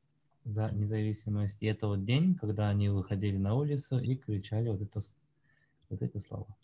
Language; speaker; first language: Russian; non-native, fluent; Korean